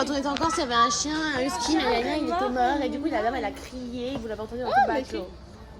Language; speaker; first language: French; native; French